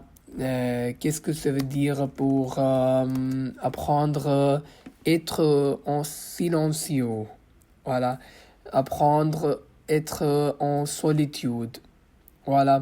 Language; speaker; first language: French; non-native, fluent; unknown